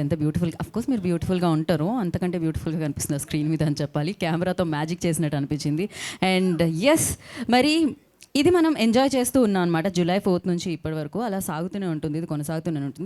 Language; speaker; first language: Telugu; native; Telugu